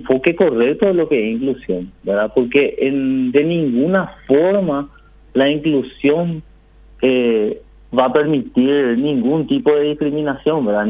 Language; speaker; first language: Spanish; native; Spanish